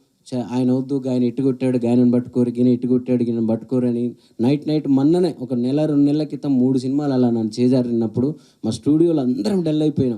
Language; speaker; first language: Telugu; native; Telugu